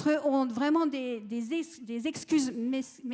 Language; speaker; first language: French; native; French